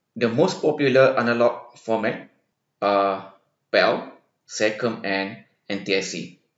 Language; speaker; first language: English; non-native, local second language; Malay